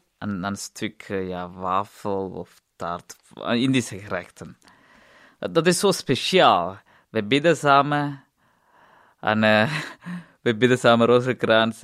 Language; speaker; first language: Dutch; non-native, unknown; Tamil